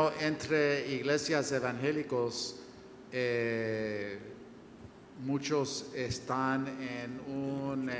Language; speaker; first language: Spanish; non-native, fluent; English